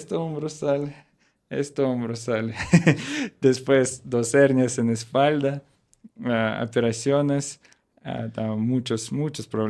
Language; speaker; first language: Spanish; non-native, learner; Russian